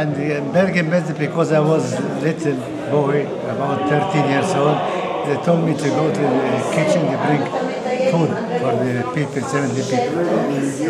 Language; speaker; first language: English; non-native, learner; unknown